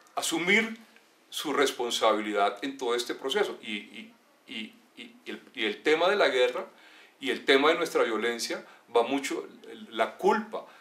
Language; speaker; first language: Spanish; native; Spanish